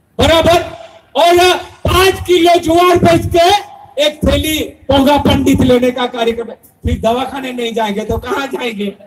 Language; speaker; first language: Hindi; non-native, local second language; Bhili